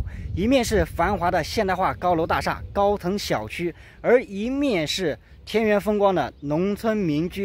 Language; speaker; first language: Chinese; native; Chinese